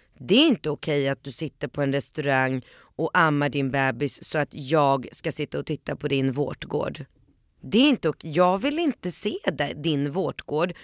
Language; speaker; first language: Swedish; early bilingual, other home language; Polish